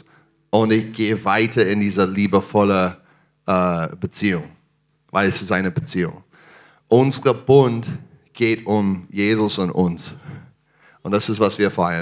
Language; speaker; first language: German; non-native, fluent; English